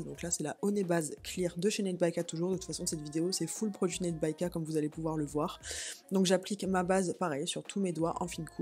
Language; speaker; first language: French; native; French